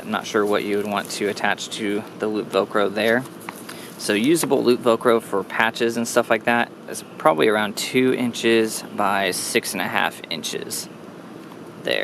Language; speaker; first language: English; native; English